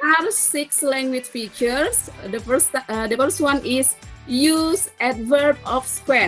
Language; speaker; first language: English; non-native, learner; Indonesian